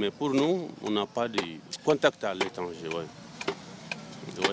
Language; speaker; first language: French; non-native, local second language; Bambara